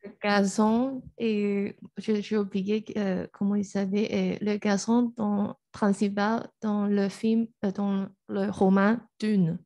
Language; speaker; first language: French; non-native, learner; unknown